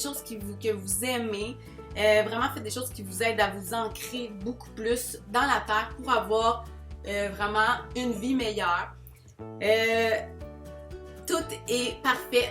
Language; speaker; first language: French; native; French